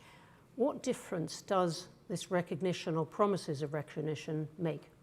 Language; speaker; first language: English; native; English